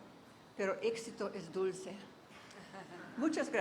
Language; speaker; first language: Spanish; non-native, fluent; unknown